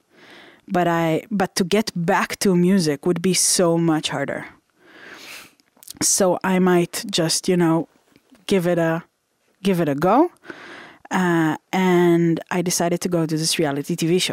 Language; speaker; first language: English; non-native, fluent; Hebrew